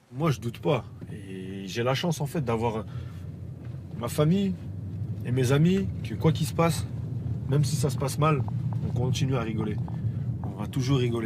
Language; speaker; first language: French; native; French